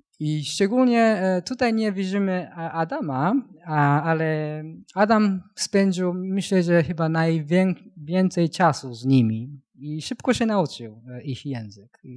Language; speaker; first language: Polish; non-native, learner; Japanese